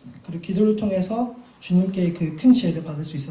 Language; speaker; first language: Korean; native; Korean